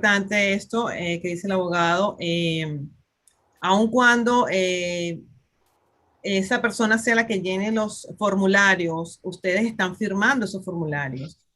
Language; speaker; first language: Spanish; native; Spanish